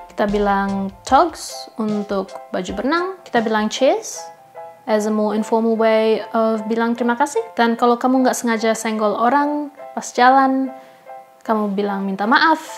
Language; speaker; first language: Indonesian; early bilingual, heritage; Indonesian